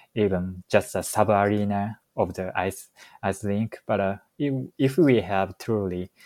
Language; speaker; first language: English; non-native, fluent; Japanese